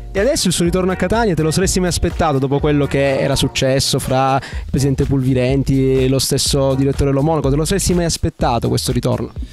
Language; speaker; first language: Italian; native; Italian